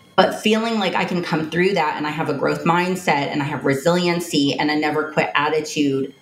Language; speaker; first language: English; native; English